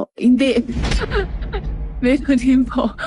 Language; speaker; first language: Filipino; non-native, learner; Chinese